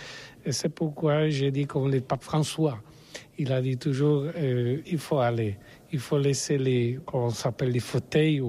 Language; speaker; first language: French; non-native, learner; Polish